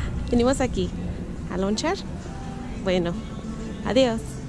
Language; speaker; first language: Spanish; native; Spanish